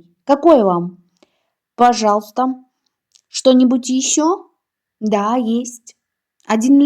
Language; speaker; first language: Russian; non-native, fluent; Uzbek